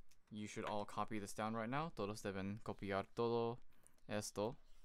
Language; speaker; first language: English; native; English